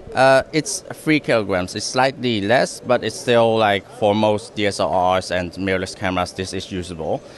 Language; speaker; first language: English; non-native, fluent; Dutch